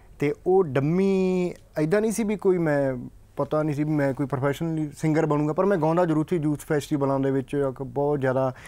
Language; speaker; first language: Punjabi; native; Punjabi